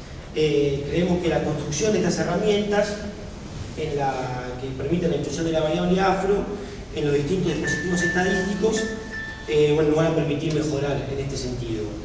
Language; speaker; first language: Spanish; native; Spanish